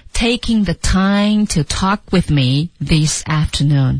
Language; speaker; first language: English; non-native, fluent; Chinese